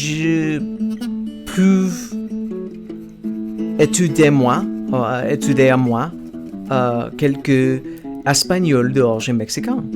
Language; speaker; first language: French; non-native, learner; English